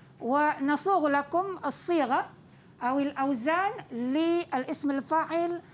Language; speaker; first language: Arabic; non-native, fluent; Malay